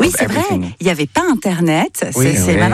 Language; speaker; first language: French; native; French